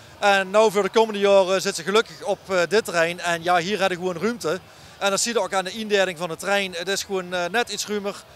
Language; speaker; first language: Dutch; native; Dutch